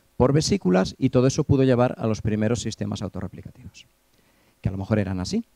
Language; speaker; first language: Spanish; native; Spanish